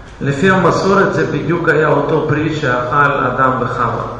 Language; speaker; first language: Hebrew; non-native, fluent; Russian